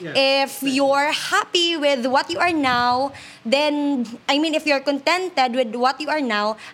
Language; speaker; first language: English; non-native, local second language; Hiligaynon